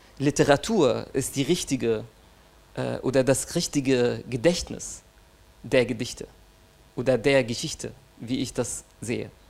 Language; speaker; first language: German; non-native, fluent; Arabic